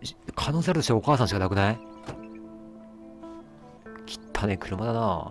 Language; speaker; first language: Japanese; native; Japanese